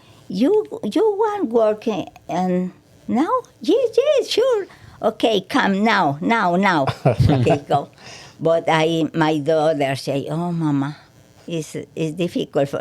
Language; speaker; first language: English; non-native, learner; Spanish